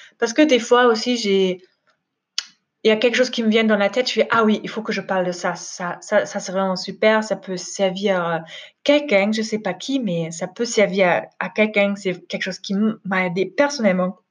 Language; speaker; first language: French; non-native, fluent; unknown